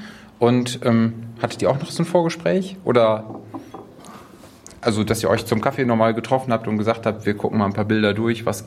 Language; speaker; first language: German; native; German